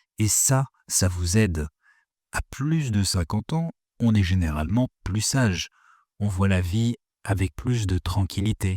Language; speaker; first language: French; native; French